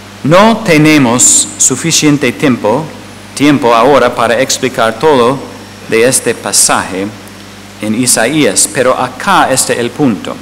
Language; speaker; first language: Spanish; non-native, fluent; English